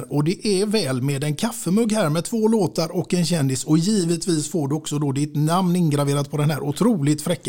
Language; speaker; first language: Swedish; native; Swedish